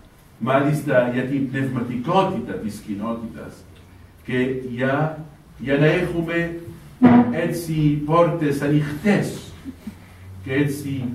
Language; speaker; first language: Greek; non-native, fluent; Arabic